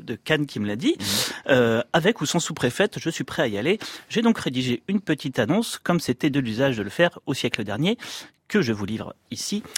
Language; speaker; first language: French; native; French